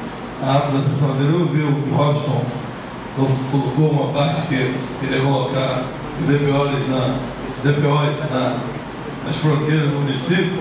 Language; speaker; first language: Portuguese; native; Portuguese